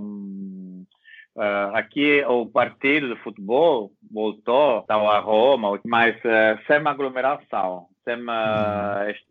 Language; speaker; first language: Portuguese; non-native, learner; Italian